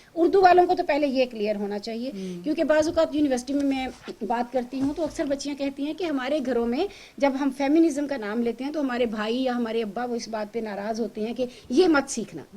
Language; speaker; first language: Urdu; native; Urdu